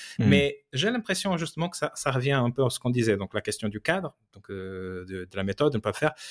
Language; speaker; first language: French; non-native, fluent; Portuguese